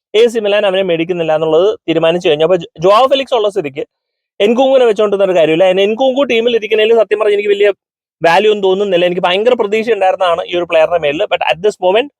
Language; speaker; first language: Malayalam; native; Malayalam